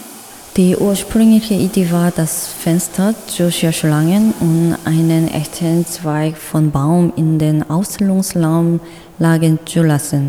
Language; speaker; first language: German; non-native, fluent; Korean